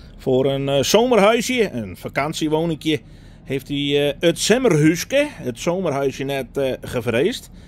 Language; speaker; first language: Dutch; non-native, local second language; Western Frisian